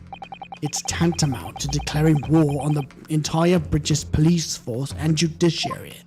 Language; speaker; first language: English; native; English